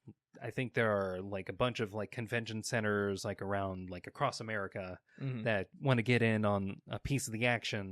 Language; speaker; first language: English; native; English